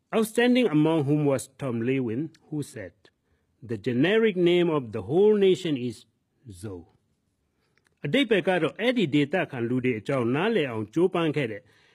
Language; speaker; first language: Burmese; non-native, local second language; Hakha Chin